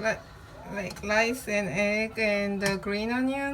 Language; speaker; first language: English; non-native, fluent; Korean